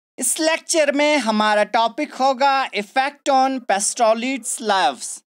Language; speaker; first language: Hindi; non-native, local second language; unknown